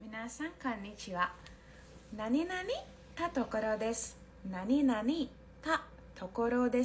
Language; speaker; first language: Japanese; non-native, fluent; Sinhala